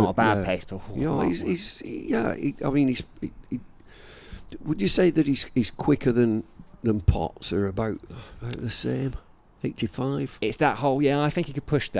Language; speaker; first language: English; native; English